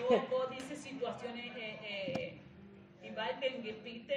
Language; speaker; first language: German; non-native, learner; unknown